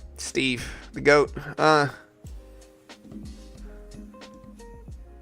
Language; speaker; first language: English; native; English